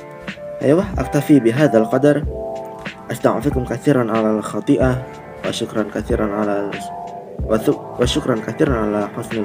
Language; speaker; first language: Arabic; non-native, learner; Indonesian